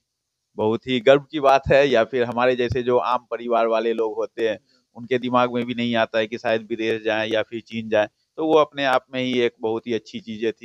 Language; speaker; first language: Hindi; native; Hindi